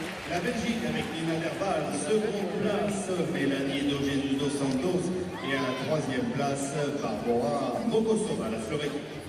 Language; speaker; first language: French; native; French